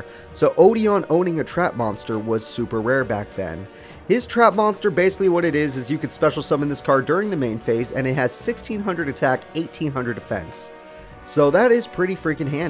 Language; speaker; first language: English; native; English